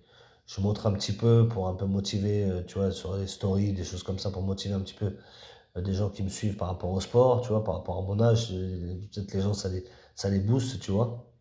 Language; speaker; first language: French; native; French